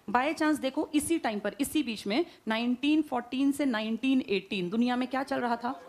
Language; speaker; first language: Hindi; native; Hindi